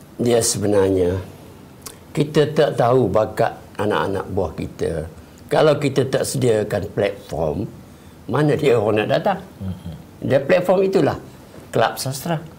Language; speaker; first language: Malay; native; Malay